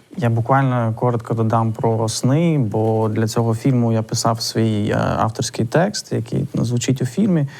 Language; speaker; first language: Ukrainian; non-native, local second language; Russian